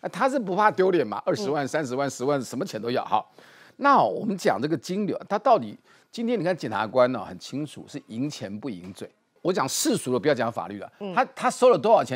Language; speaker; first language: Chinese; native; Chinese